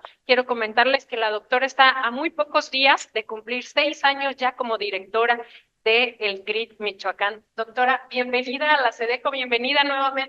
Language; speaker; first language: Spanish; native; Spanish